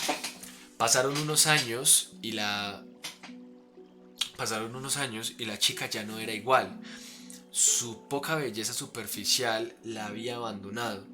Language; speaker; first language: Spanish; native; Spanish